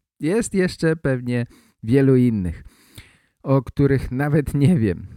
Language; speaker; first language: Polish; native; Polish